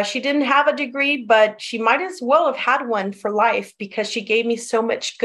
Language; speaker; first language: English; early bilingual, other home language; Spanish